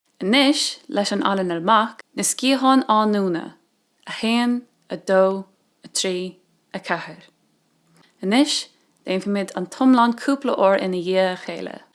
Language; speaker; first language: Irish; native; Irish